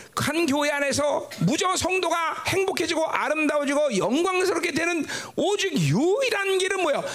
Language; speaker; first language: Korean; native; Korean